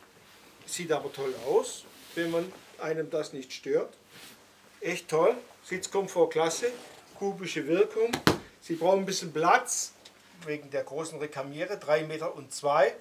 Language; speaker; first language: German; native; German